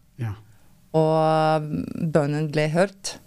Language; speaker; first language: Norwegian; non-native, fluent; Lithuanian